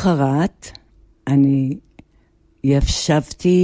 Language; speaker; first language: Hebrew; non-native, fluent; English